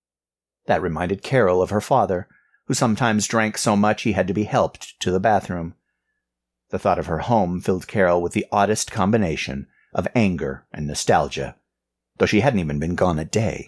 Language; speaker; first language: English; native; English